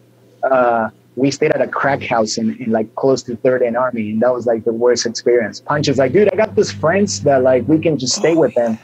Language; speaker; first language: English; non-native, fluent; Spanish